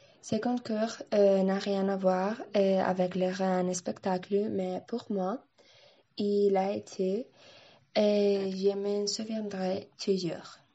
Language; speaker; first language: French; non-native, learner; Spanish